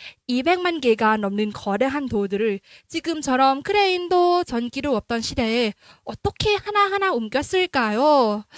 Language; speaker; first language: Korean; non-native, learner; Thai